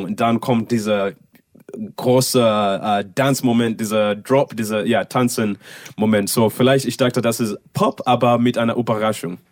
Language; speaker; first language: German; non-native, learner; English